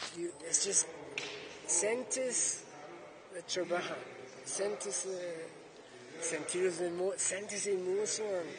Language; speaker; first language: Spanish; non-native, learner; English